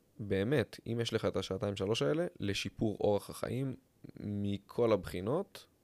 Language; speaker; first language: Hebrew; native; Hebrew